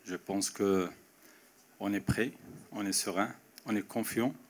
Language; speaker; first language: French; non-native, local second language; Arabic